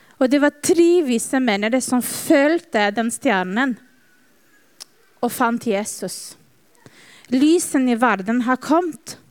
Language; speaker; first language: Norwegian; non-native, fluent; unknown